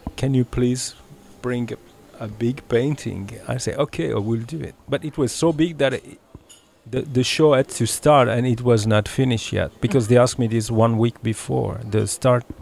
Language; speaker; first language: English; early bilingual, heritage; Italian